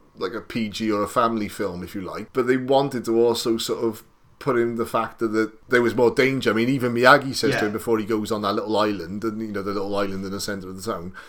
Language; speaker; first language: English; native; English